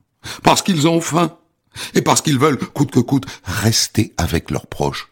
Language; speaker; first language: French; native; French